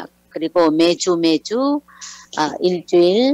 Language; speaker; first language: Korean; non-native, learner; Thai